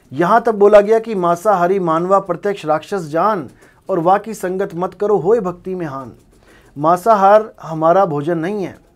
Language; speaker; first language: Hindi; non-native, local second language; Punjabi